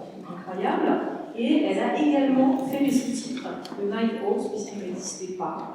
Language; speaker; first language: French; native; French